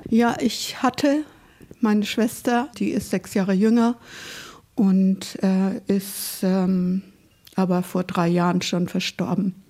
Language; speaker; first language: German; native; German